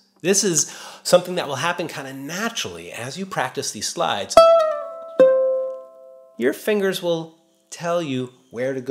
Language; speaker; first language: English; native; English